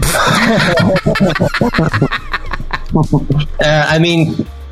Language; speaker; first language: English; non-native, fluent; Ukrainian